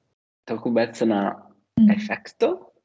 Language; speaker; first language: Japanese; non-native, learner; Italian